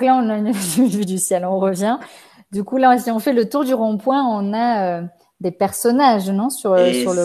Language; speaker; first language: French; native; French